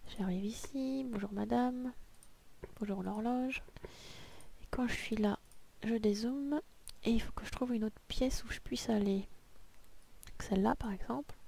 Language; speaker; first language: French; native; French